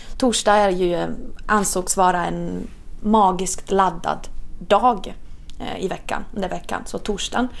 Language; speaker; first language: Swedish; non-native, fluent; Italian